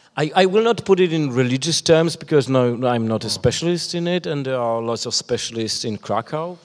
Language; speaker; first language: English; non-native, fluent; Polish